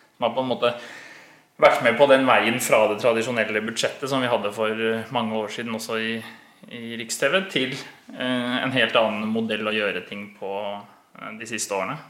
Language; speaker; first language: Norwegian; native; Norwegian